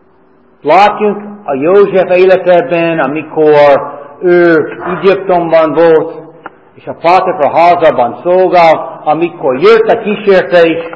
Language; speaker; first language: Hungarian; non-native, fluent; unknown